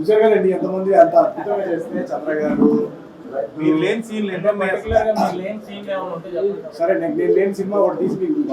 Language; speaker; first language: Telugu; native; Telugu